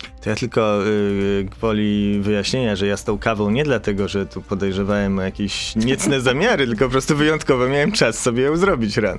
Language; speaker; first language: Polish; native; Polish